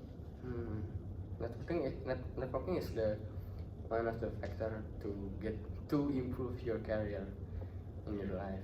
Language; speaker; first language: English; non-native, learner; Indonesian